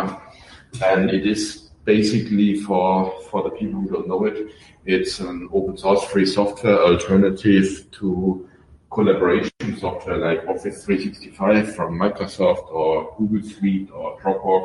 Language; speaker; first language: English; non-native, fluent; German